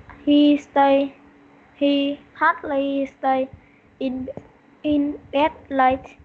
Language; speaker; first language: English; non-native, learner; Vietnamese